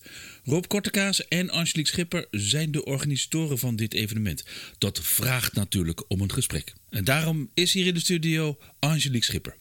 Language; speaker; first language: Dutch; native; Dutch